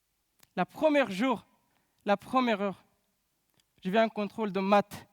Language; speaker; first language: French; non-native, learner; Pashto